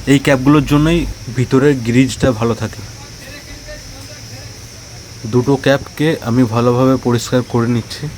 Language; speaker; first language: Bangla; native; Bangla